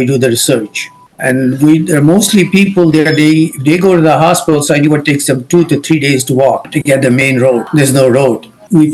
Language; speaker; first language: English; non-native, local second language; Kashmiri